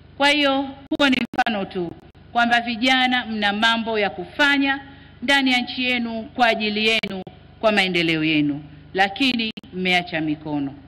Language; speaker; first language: Swahili; native; Swahili